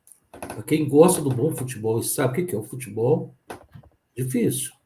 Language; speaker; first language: Portuguese; native; Portuguese